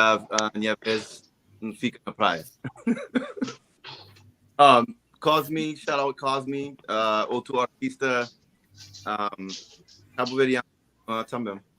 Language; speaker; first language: Portuguese; non-native, learner; English